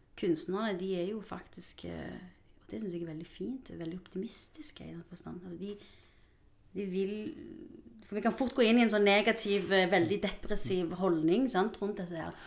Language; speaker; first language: Norwegian; early bilingual, other home language; Spanish